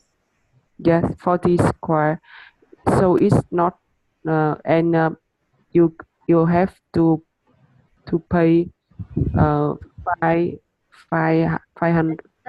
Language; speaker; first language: English; non-native, learner; Vietnamese